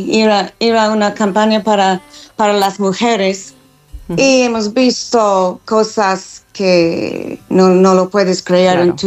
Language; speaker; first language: Spanish; non-native, fluent; English